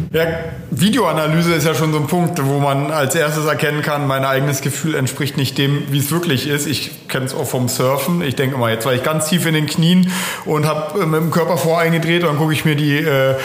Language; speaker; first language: German; non-native, fluent; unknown